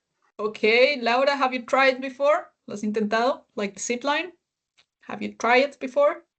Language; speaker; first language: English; non-native, fluent; Spanish